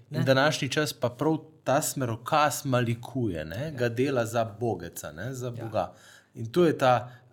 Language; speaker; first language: Slovenian; native; Slovenian